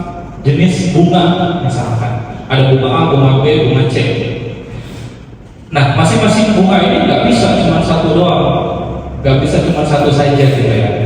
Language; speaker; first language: Indonesian; native; Indonesian